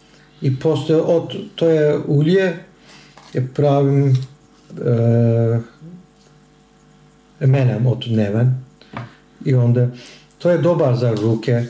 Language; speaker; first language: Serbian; non-native, learner; Turkish